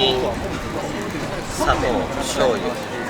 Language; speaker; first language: Japanese; native; Japanese